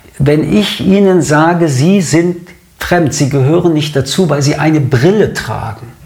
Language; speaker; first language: German; early bilingual, other home language; French